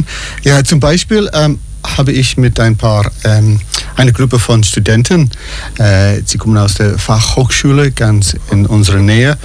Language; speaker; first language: German; non-native, fluent; English